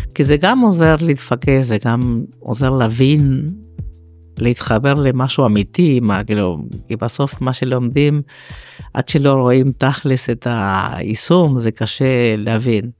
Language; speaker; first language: Hebrew; non-native, fluent; Spanish